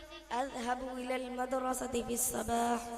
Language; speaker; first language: Arabic; non-native, learner; Urdu